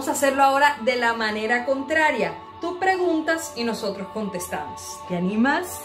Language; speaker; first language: Spanish; native; Spanish